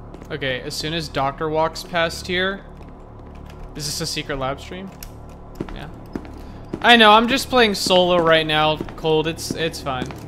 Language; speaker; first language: English; native; English